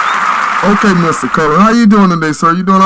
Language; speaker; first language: English; native; English